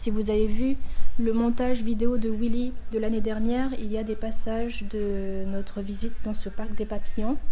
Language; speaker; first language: French; native; French